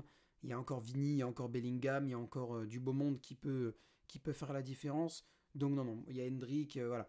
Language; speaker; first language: French; native; French